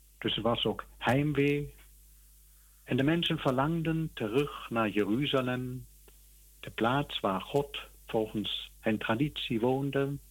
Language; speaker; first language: Dutch; native; Dutch